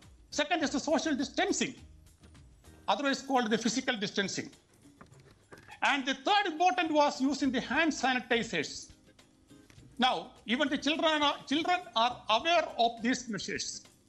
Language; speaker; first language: English; non-native, local second language; Malayalam